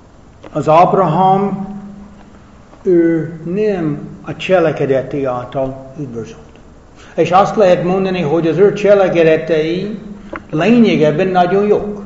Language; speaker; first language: Hungarian; non-native, fluent; English